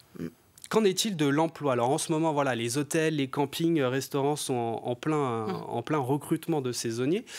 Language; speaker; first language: French; native; French